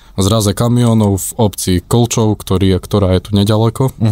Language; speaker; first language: Slovak; non-native, fluent; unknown